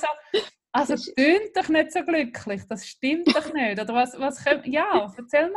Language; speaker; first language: German; native; German